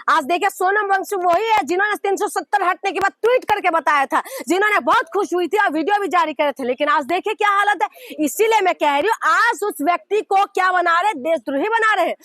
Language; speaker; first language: Hindi; non-native, local second language; Assamese